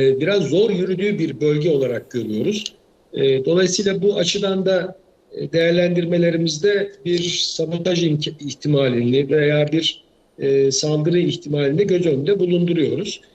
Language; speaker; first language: Turkish; native; Turkish